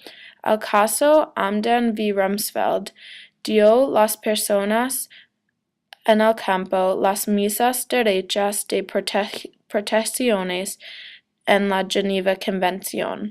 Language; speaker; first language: Spanish; non-native, learner; English